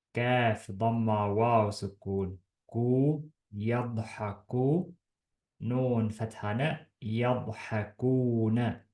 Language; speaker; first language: Arabic; non-native, fluent; Estonian